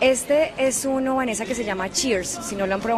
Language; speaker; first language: Spanish; native; Spanish